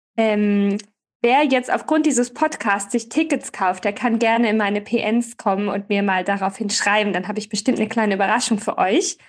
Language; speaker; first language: German; native; German